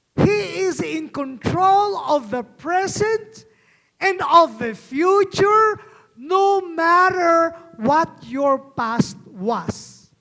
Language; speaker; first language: English; non-native, local second language; Filipino